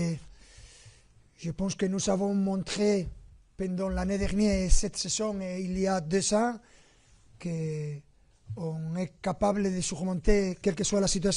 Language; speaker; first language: French; non-native, fluent; Spanish